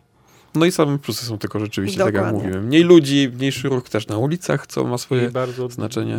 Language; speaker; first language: Polish; native; Polish